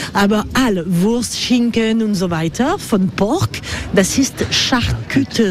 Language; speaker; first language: German; non-native, learner; French